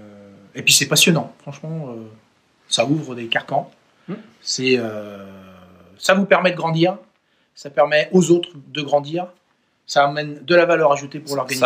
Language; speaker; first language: French; native; French